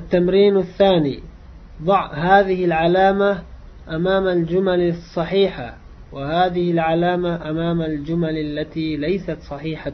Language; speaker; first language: Arabic; non-native, fluent; Uzbek